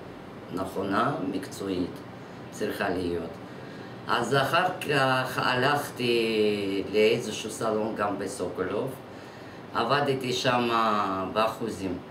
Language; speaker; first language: Hebrew; non-native, fluent; Russian